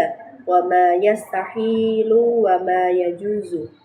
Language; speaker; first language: Arabic; non-native, learner; Indonesian